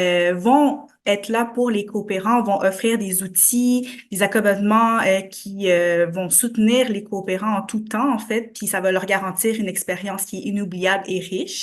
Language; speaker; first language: French; native; French